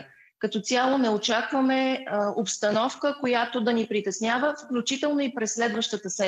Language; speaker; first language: Bulgarian; native; Bulgarian